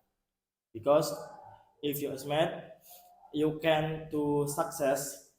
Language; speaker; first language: English; non-native, learner; Indonesian